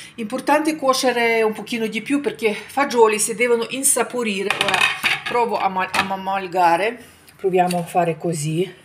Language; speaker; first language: Italian; non-native, fluent; Ukrainian